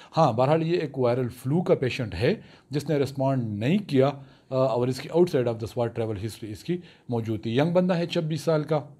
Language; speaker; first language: Urdu; non-native, local second language; Pashto